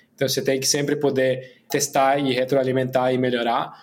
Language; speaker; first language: Portuguese; non-native, fluent; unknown